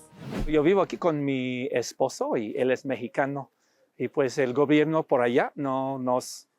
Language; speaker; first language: Spanish; non-native, fluent; English